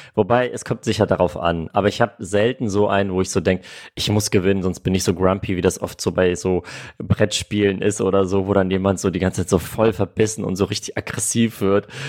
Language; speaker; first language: German; early bilingual, other home language; Armenian